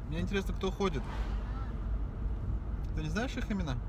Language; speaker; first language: Russian; native; Russian